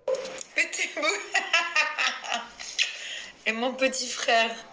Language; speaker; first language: French; native; French